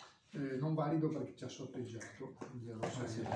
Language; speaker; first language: Italian; native; Italian